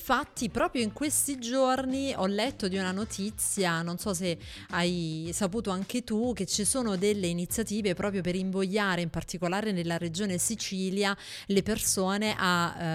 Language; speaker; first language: Italian; native; Italian